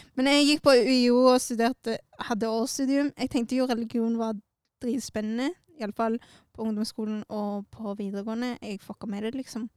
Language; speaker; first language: Norwegian; early bilingual, other home language; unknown